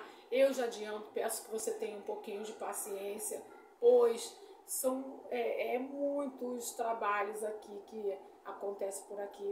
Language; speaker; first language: Portuguese; native; Portuguese